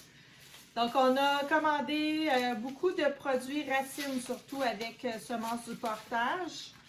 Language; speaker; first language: French; native; French